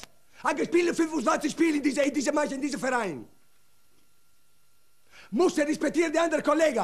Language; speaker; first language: German; non-native, learner; Italian